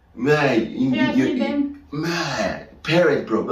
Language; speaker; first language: English; native; English